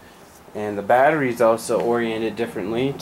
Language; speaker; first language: English; native; English